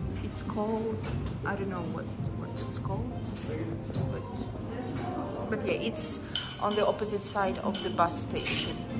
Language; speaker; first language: English; early bilingual, heritage; Russian